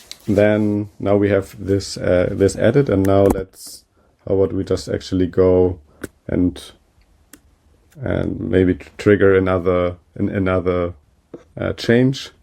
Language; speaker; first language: English; non-native, fluent; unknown